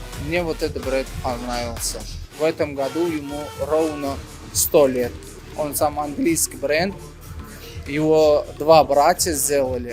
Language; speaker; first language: Russian; non-native, local second language; Turkmen